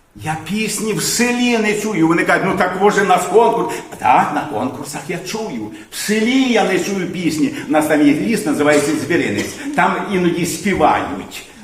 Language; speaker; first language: Ukrainian; native; Ukrainian